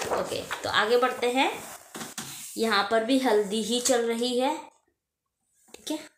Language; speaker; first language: Hindi; native; Hindi